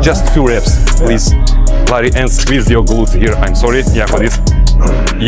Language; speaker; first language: English; non-native, learner; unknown